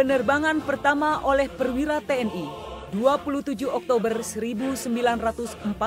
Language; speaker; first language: Indonesian; native; Indonesian